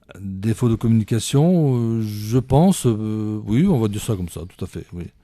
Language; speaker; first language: French; native; French